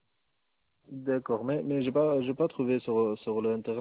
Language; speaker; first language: French; non-native, learner; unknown